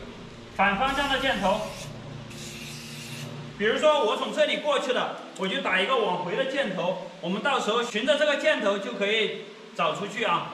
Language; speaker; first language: Chinese; native; Chinese